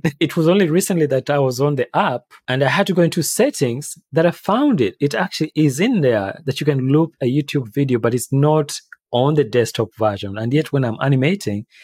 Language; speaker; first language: English; non-native, local second language; Ganda